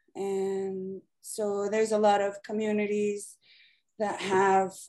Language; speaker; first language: English; native; English